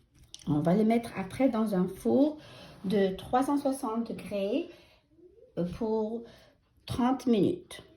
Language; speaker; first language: French; non-native, fluent; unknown